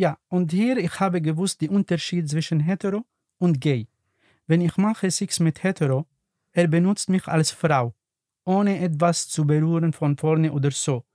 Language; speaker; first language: German; non-native, learner; Arabic